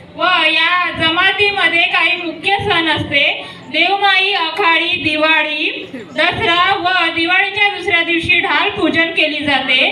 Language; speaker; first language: Marathi; native; Marathi